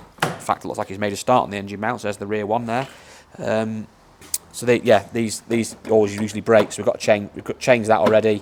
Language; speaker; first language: English; native; English